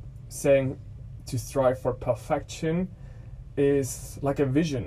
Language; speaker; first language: English; non-native, fluent; German